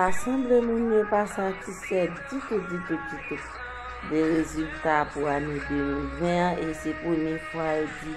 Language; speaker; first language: French; non-native, local second language; Haitian Creole